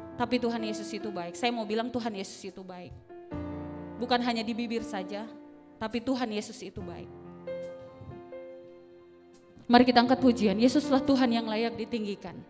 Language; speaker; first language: Indonesian; native; Indonesian